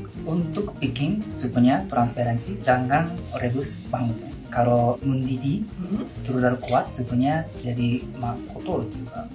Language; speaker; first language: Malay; non-native, learner; Japanese